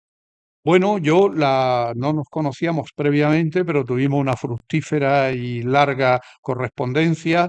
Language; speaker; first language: Spanish; native; Spanish